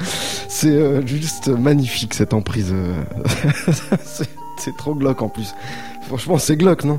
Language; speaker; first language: French; native; French